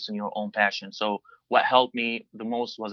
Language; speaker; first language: English; non-native, fluent; Arabic